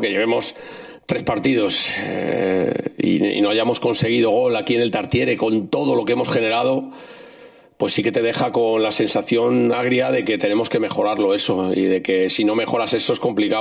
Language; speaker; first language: Spanish; native; Spanish